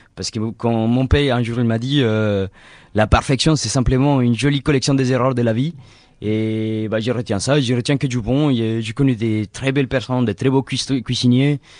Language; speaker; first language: French; non-native, fluent; Spanish